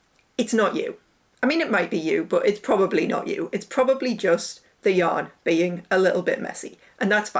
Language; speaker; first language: English; native; English